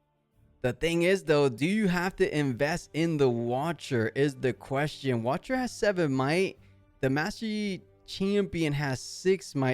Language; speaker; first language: English; native; English